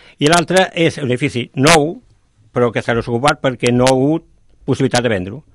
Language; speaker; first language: Catalan; native; Catalan